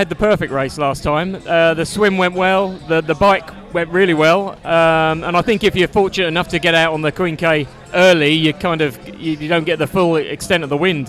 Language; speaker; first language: English; native; English